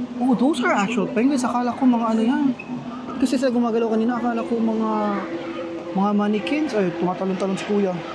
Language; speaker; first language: Filipino; native; Filipino